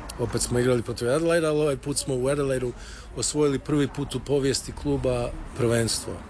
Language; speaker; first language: Croatian; early bilingual, heritage; Croatian